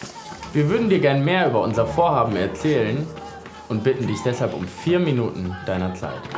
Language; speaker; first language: German; native; German